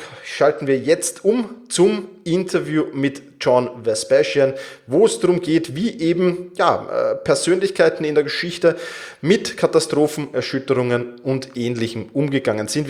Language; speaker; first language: German; native; German